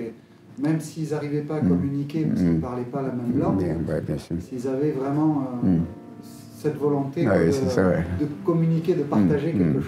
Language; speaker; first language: French; native; French